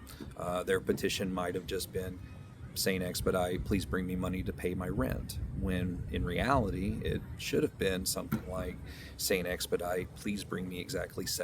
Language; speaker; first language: English; native; English